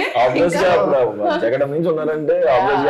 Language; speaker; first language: Telugu; native; Telugu